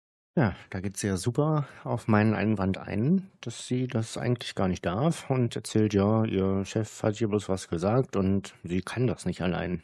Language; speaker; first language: German; native; German